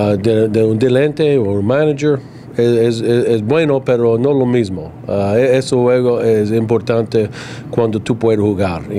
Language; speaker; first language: Spanish; non-native, learner; English